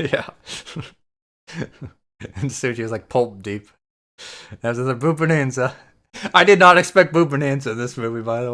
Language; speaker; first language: English; native; English